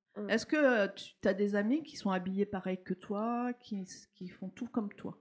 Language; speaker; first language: French; native; French